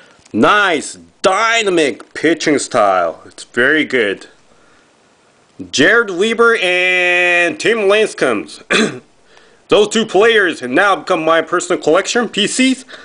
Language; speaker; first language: English; non-native, fluent; Japanese